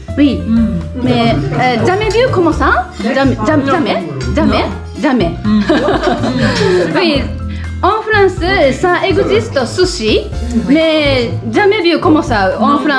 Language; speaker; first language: French; non-native, learner; Japanese